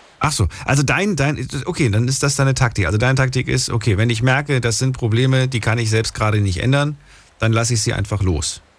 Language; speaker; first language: German; native; German